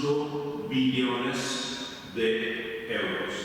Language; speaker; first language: Spanish; non-native, fluent; Italian